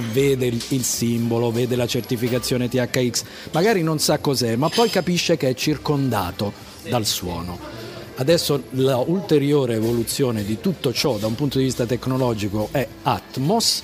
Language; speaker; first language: Italian; native; Italian